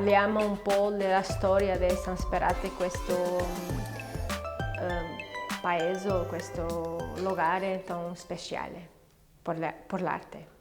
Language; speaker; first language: Italian; non-native, learner; Spanish